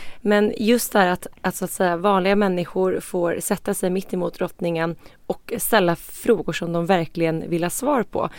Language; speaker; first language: Swedish; native; Swedish